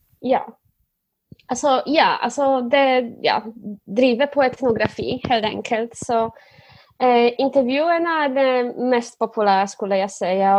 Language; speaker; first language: Swedish; non-native, fluent; Polish